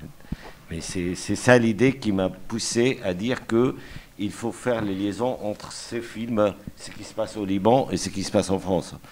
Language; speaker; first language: French; non-native, fluent; Arabic